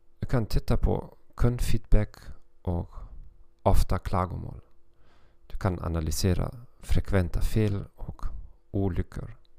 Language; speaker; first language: Swedish; non-native, fluent; German